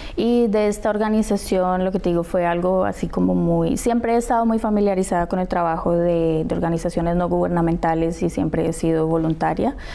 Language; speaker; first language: Spanish; native; Spanish